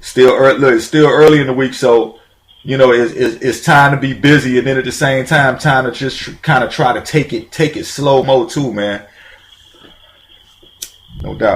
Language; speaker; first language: English; native; English